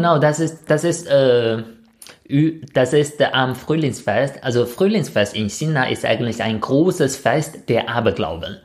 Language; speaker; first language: German; non-native, fluent; Chinese